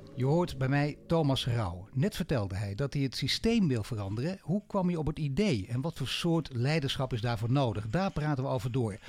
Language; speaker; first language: Dutch; native; Dutch